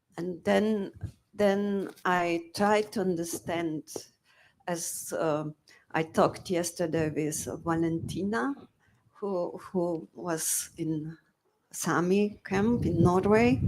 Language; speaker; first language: English; non-native, fluent; Slovenian